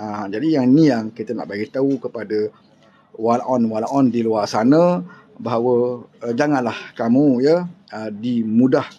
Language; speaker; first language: Malay; native; Malay